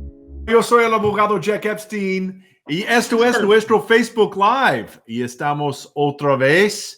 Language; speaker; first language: Spanish; non-native, fluent; English